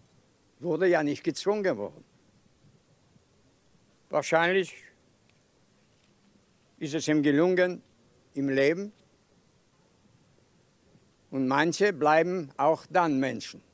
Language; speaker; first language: German; non-native, fluent; Yiddish